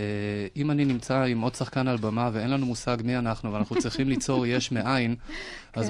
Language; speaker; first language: Hebrew; native; Hebrew